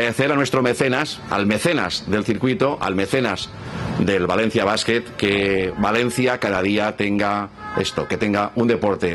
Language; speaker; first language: Spanish; native; Spanish